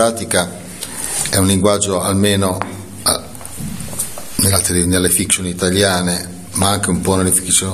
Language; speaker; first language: Italian; native; Italian